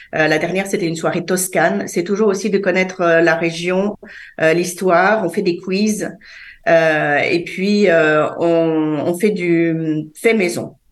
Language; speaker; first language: French; early bilingual, other home language; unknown